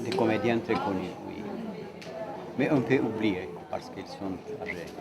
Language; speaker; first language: French; non-native, fluent; Romanian